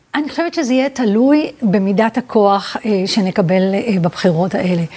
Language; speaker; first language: Hebrew; early bilingual, other home language; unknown